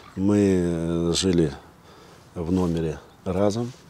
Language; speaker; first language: Ukrainian; non-native, learner; Russian